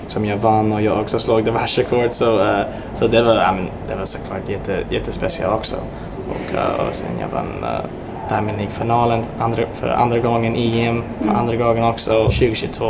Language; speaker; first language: Swedish; early bilingual, heritage; English